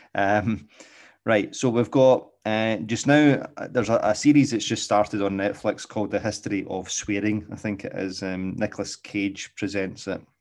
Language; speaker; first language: English; native; English